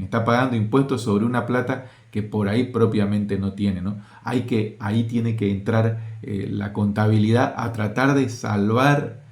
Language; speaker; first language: Spanish; native; Spanish